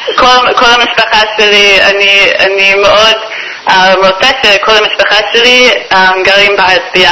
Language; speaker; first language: Hebrew; non-native, learner; English